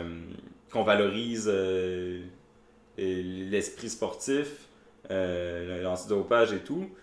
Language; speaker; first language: French; native; French